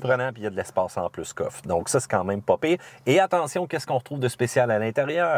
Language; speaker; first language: French; native; French